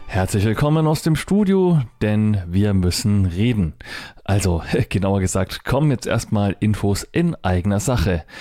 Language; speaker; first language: German; native; German